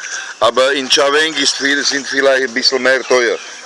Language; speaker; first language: German; non-native, learner; Thai